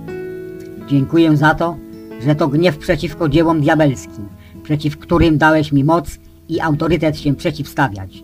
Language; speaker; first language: Polish; native; Polish